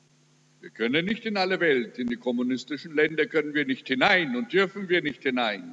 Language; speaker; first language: German; early bilingual, heritage; German